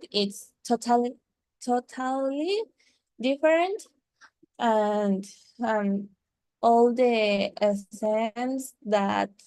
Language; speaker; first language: English; non-native, learner; Spanish